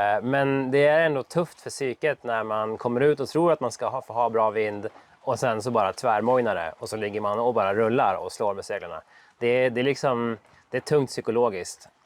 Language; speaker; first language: Swedish; native; Swedish